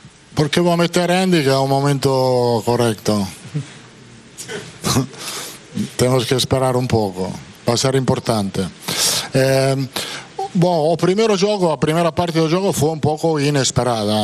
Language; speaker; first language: Portuguese; non-native, fluent; Italian